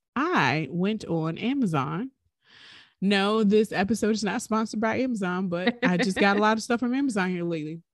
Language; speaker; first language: English; native; English